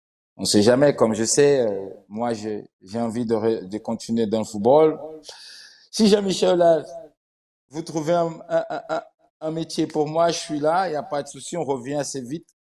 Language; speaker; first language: French; non-native, fluent; Portuguese